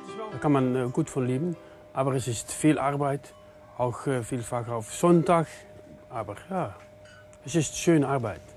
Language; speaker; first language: German; non-native, learner; Dutch